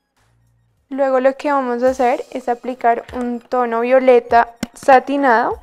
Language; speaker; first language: Spanish; native; Spanish